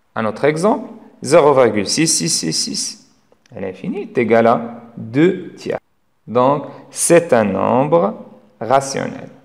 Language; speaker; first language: French; non-native, local second language; Arabic